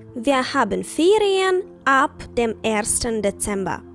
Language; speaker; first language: German; non-native, fluent; Ukrainian